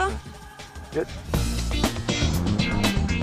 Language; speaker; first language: Spanish; native; Spanish